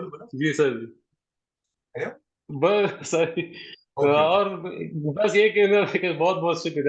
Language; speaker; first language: Hindi; non-native, learner; Persian